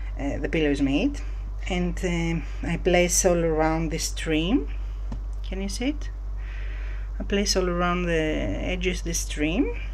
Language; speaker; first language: English; non-native, fluent; Greek